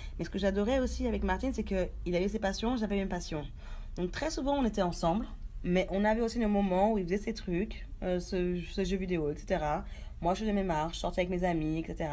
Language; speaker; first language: French; early bilingual, other home language; Haitian Creole